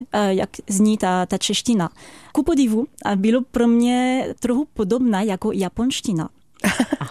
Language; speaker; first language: Czech; non-native, fluent; French